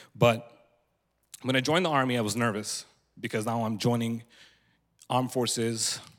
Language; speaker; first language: English; non-native, local second language; Punjabi